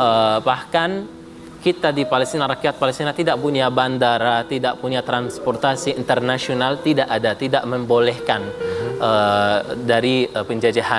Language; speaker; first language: Indonesian; non-native, fluent; Arabic